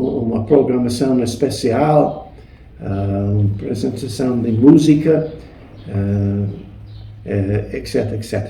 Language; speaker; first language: Portuguese; non-native, fluent; English